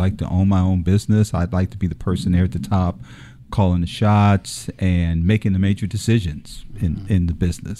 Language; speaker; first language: English; native; English